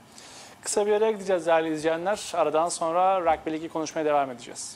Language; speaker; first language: Turkish; native; Turkish